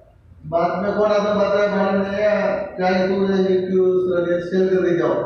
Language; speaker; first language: Hindi; non-native, learner; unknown